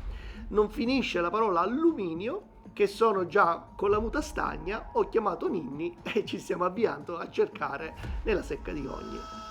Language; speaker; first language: Italian; native; Italian